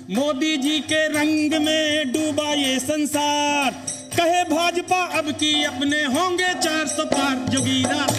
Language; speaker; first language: Hindi; native; Hindi